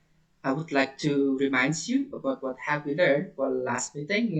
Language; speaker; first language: English; non-native, learner; Indonesian